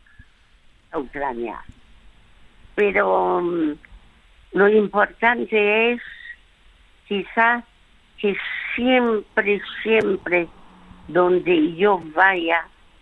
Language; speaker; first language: Spanish; early bilingual, other home language; French